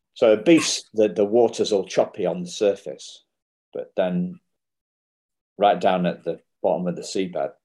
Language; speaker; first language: English; native; English